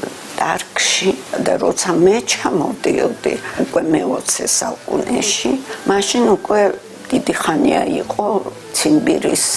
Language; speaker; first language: Georgian; early bilingual, heritage; Georgian